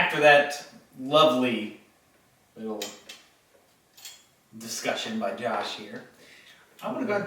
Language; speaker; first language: English; native; English